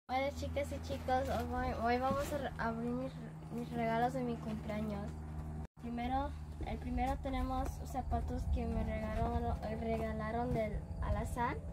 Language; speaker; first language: Spanish; early bilingual, other home language; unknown